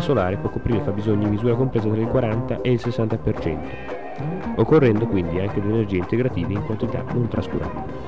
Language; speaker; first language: Italian; native; Italian